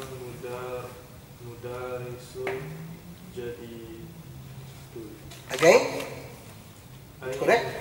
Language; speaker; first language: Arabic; non-native, fluent; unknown